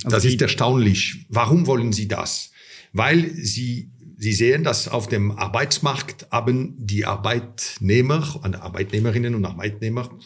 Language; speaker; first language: German; non-native, local second language; French